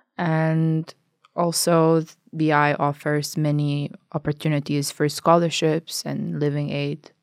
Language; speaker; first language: English; non-native, fluent; Albanian